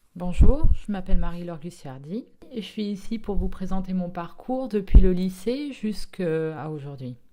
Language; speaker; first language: French; early bilingual, other home language; Italian